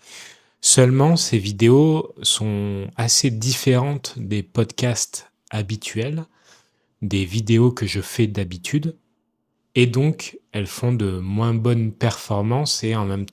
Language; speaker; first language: French; native; French